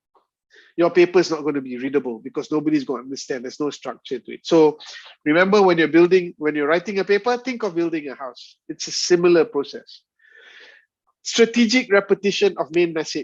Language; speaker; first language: English; non-native, local second language; Malay